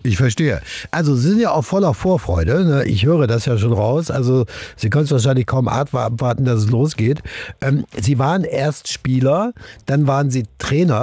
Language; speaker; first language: German; native; German